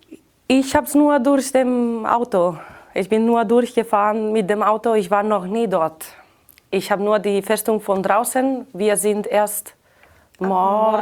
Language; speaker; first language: German; non-native, fluent; Catalan